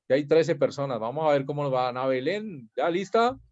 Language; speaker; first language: Spanish; native; Spanish